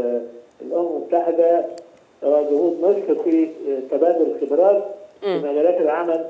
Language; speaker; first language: Arabic; native; Arabic